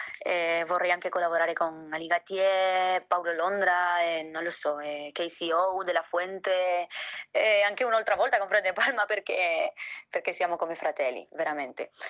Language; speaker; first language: Italian; non-native, fluent; Spanish